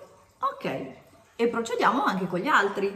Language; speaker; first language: Italian; native; Italian